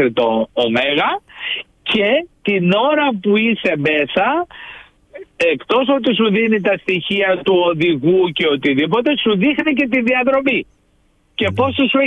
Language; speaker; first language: Greek; native; Greek